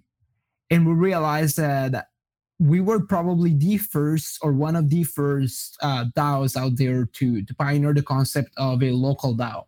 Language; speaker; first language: English; non-native, fluent; Portuguese